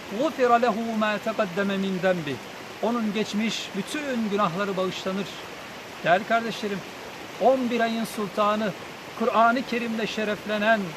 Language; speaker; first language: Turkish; native; Turkish